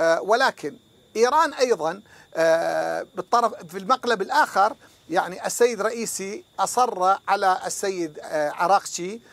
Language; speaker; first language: Arabic; non-native, fluent; Persian